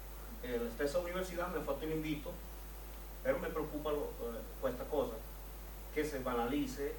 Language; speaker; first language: Italian; non-native, learner; Spanish